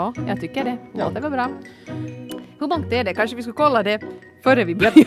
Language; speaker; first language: Swedish; native; Swedish